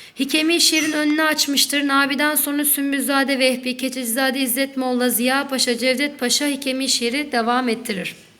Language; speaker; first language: Turkish; native; Turkish